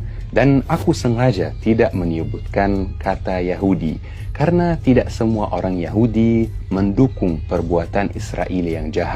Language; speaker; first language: Indonesian; non-native, fluent; Arabic